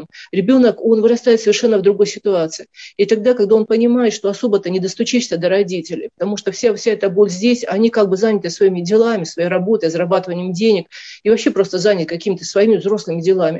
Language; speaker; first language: Russian; native; Russian